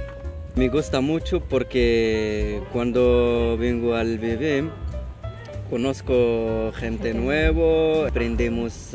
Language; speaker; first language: Spanish; non-native, learner; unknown